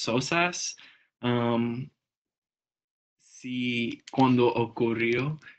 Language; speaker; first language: Spanish; non-native, learner; English